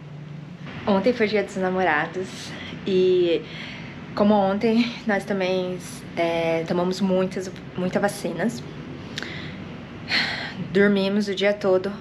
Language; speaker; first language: Portuguese; early bilingual, heritage; Portuguese